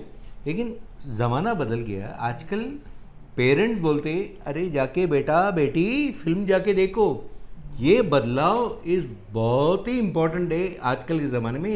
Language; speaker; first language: Hindi; non-native, local second language; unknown